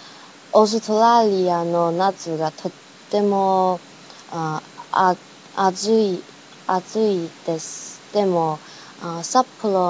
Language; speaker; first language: Japanese; non-native, learner; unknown